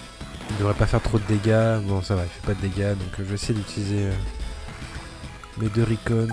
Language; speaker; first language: French; native; French